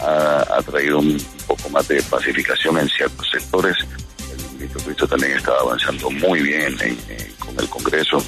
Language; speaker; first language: Spanish; native; Spanish